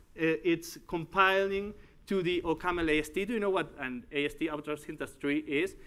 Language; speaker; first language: English; non-native, fluent; Spanish